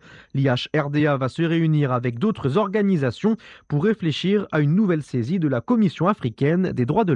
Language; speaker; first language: French; native; French